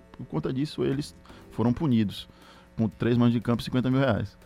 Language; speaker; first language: Portuguese; native; Portuguese